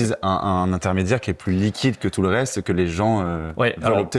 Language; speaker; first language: French; native; French